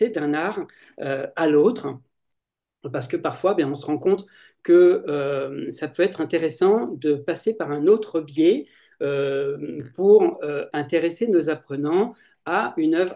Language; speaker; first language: French; native; French